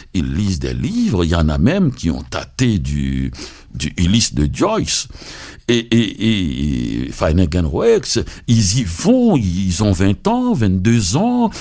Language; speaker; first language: French; non-native, local second language; Haitian Creole